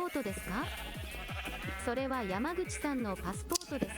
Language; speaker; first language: Japanese; non-native, learner; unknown